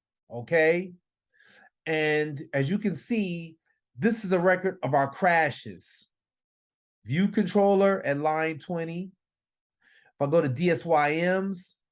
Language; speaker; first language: English; native; English